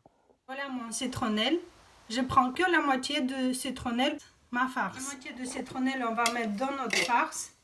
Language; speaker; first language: French; non-native, fluent; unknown